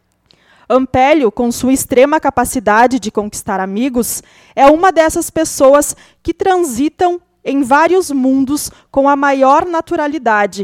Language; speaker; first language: Portuguese; native; Portuguese